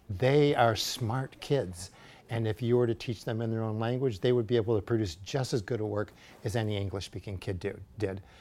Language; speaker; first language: English; native; English